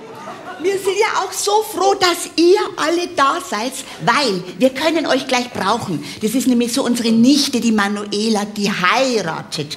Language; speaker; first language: German; native; German